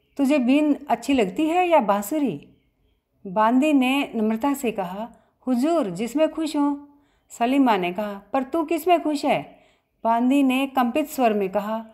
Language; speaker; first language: Hindi; native; Hindi